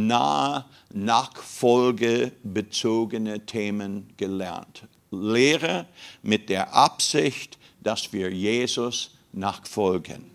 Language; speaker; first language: German; non-native, fluent; English